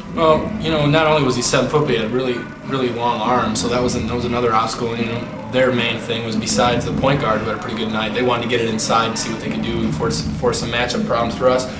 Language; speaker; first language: English; native; English